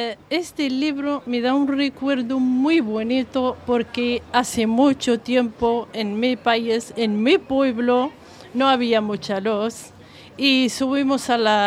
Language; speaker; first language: Spanish; non-native, learner; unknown